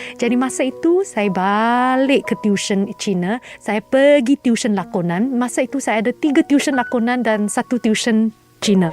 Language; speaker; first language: Malay; non-native, local second language; Chinese